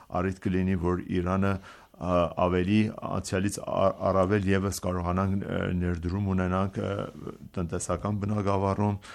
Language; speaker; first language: Armenian; native; Armenian